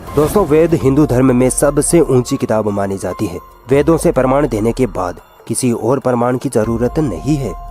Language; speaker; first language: Hindi; native; Hindi